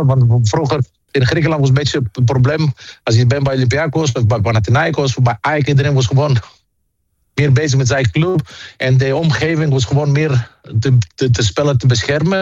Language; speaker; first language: Dutch; non-native, fluent; Greek